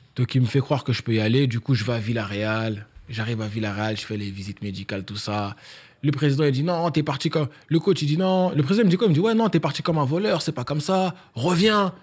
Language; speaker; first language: French; native; French